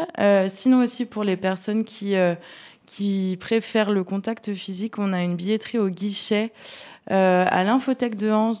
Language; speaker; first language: French; native; French